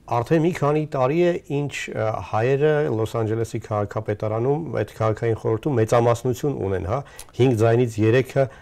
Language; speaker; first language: Armenian; native; Armenian